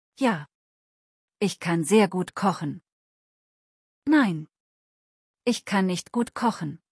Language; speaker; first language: German; non-native, fluent; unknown